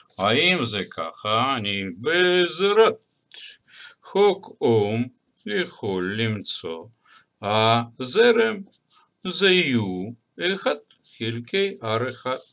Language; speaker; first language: Hebrew; non-native, fluent; Russian